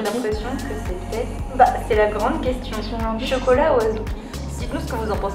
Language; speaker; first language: French; native; French